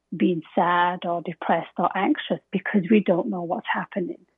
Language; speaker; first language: English; native; English